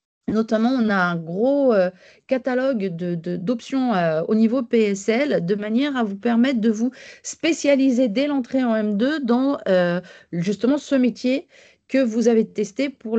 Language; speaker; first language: French; native; French